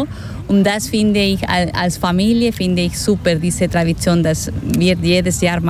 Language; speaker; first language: German; non-native, fluent; Spanish